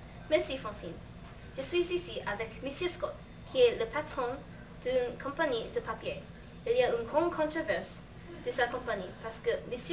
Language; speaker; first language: French; non-native, learner; English